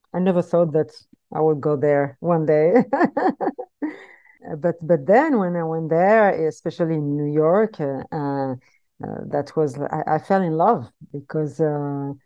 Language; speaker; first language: English; non-native, fluent; French